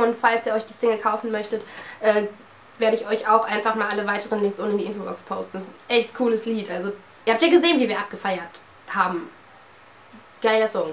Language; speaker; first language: German; native; German